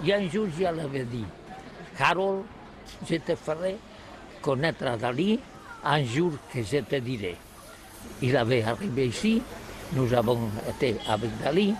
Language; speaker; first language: French; non-native, learner; Catalan